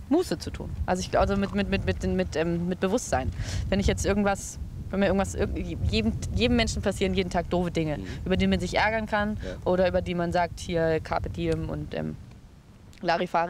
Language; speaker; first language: German; native; German